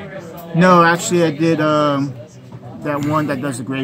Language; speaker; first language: English; native; English